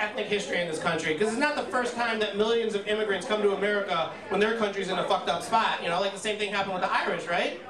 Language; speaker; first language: English; native; English